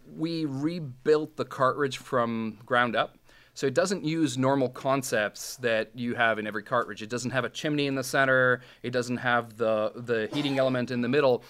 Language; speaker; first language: English; non-native, fluent; Serbian